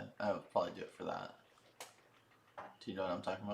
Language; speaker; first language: English; native; English